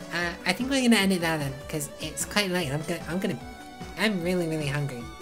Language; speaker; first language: English; native; English